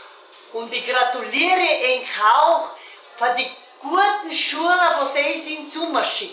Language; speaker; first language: German; early bilingual, heritage; Portuguese